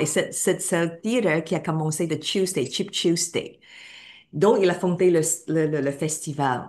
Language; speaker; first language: French; non-native, fluent; Cantonese